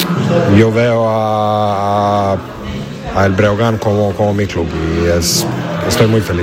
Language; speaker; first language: Spanish; non-native, learner; Croatian